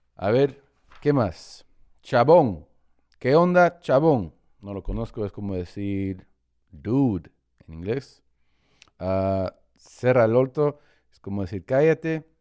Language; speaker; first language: Spanish; early bilingual, heritage; Spanish